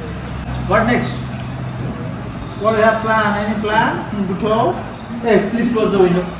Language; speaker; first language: English; non-native, learner; Nepali